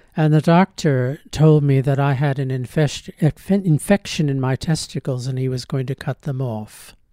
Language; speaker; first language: English; native; English